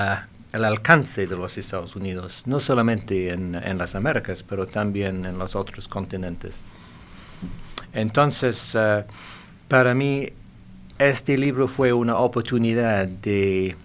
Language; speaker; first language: Spanish; non-native, fluent; English